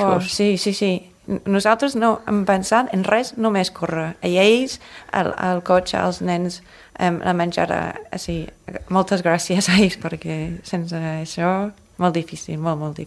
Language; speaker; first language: Catalan; non-native, learner; English